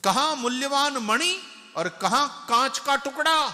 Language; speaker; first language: Hindi; non-native, local second language; Gujarati